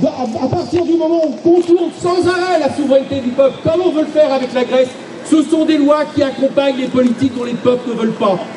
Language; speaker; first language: French; native; French